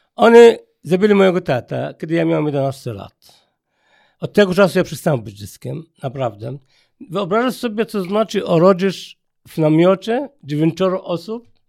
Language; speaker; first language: Polish; non-native, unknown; Arabic